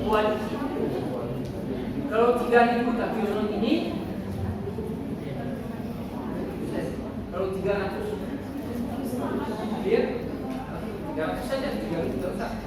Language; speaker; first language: Indonesian; non-native, learner; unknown